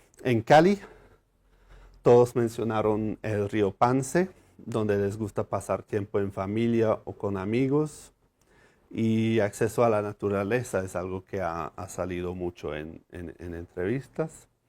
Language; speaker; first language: Spanish; non-native, fluent; English